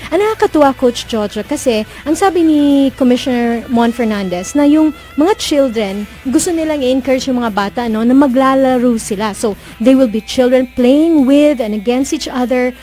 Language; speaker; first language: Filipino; non-native, local second language; Cebuano